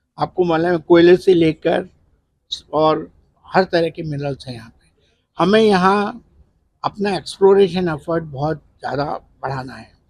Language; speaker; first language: Hindi; native; Hindi